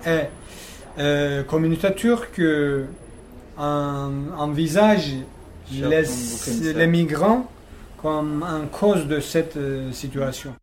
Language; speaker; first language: French; non-native, fluent; Kurdish